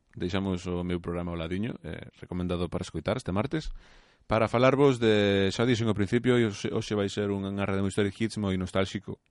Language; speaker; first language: Galician; native; Galician